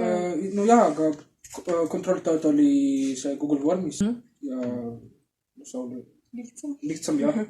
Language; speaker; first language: Estonian; non-native, learner; Russian